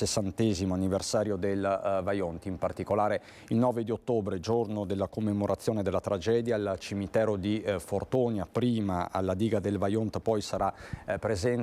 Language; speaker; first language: Italian; native; Italian